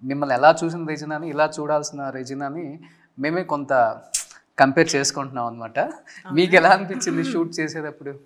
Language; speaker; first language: Telugu; native; Telugu